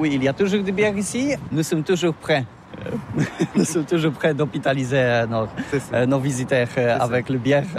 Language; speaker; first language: French; non-native, learner; Polish